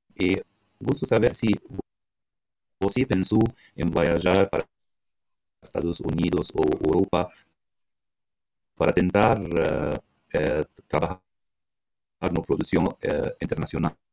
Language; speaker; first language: Portuguese; non-native, learner; Arabic